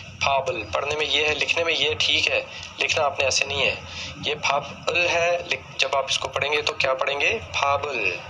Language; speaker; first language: Urdu; native; Urdu